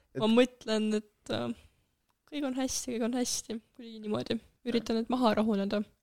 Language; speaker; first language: Estonian; non-native, local second language; Russian